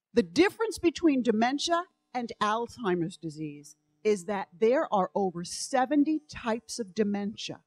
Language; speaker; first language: English; native; English